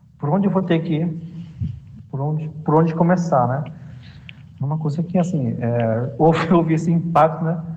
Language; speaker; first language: Portuguese; non-native, local second language; Kayapó